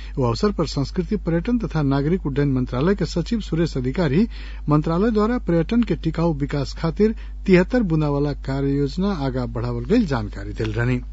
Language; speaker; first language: Bhojpuri; non-native, local second language; Nepali